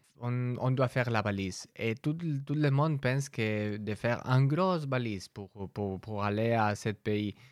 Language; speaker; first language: French; non-native, learner; Spanish